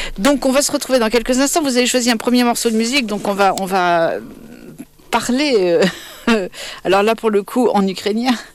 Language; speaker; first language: French; native; French